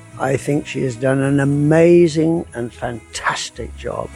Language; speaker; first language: English; native; English